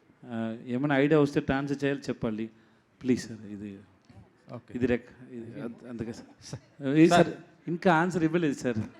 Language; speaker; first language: Telugu; non-native, learner; Tamil